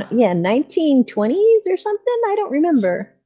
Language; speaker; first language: English; native; English